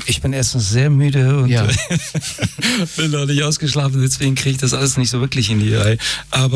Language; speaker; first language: German; early bilingual, other home language; Persian